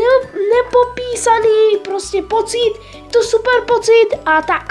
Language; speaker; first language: Czech; non-native, learner; Slovak